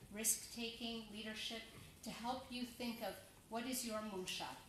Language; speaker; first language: English; native; English